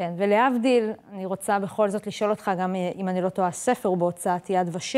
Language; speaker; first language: Hebrew; native; Hebrew